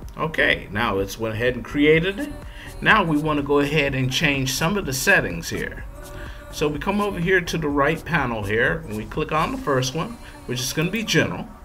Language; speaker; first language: English; native; English